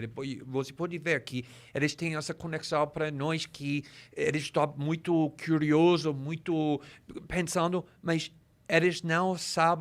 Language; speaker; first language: Portuguese; non-native, fluent; English